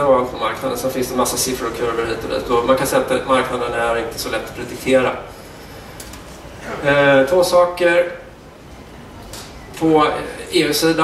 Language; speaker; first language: Swedish; native; Swedish